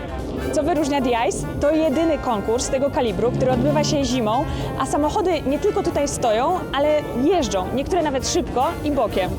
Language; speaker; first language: Polish; native; Polish